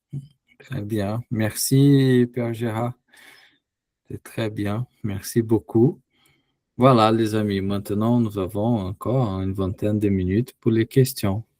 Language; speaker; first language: French; native; French